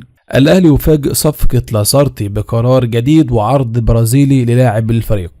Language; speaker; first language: Arabic; native; Arabic